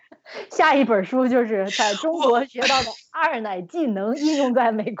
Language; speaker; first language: Chinese; native; Chinese